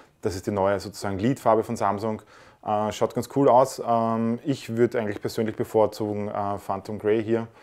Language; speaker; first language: German; native; German